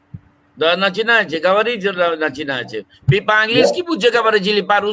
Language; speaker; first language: Russian; non-native, learner; Bangla